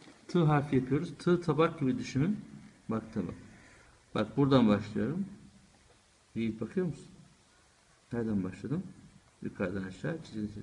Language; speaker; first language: Turkish; native; Turkish